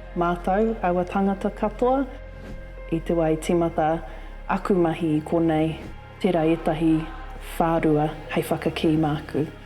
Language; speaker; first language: Māori; non-native, local second language; English